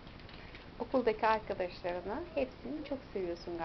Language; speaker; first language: Turkish; native; Turkish